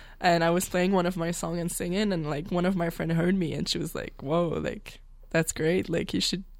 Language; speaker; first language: English; non-native, local second language; French